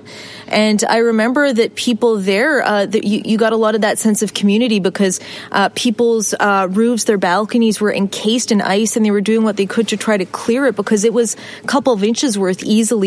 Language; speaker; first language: English; native; English